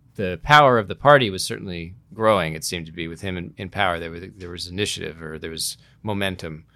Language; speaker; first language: English; native; English